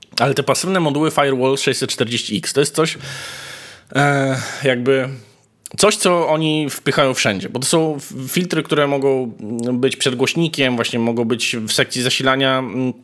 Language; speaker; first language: Polish; native; Polish